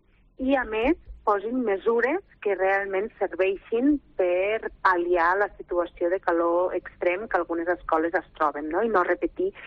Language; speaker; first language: Catalan; native; Catalan